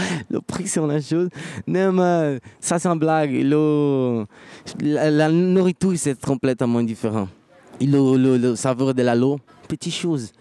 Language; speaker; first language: French; non-native, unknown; Portuguese